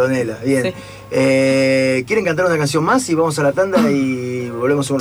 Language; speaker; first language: Spanish; native; Spanish